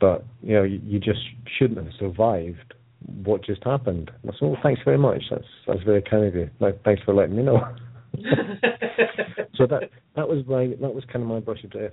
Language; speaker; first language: English; native; English